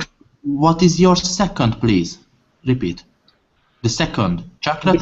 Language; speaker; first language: English; non-native, learner; Hungarian